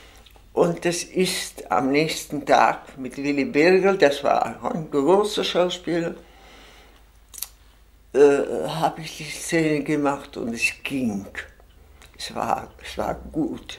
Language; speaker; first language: German; non-native, fluent; Czech